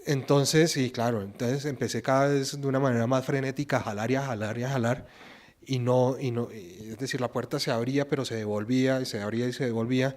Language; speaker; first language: Spanish; native; Spanish